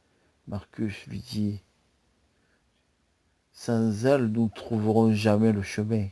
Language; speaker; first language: French; native; French